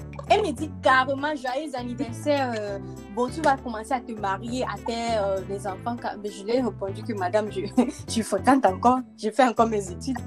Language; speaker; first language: French; early bilingual, heritage; French